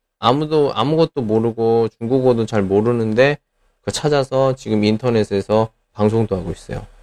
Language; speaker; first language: Korean; native; Korean